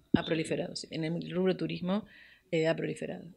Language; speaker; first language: Spanish; native; Spanish